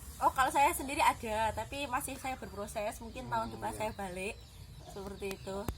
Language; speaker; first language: Indonesian; non-native, local second language; Javanese